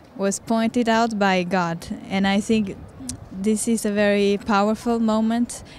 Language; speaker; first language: English; non-native, fluent; Chinese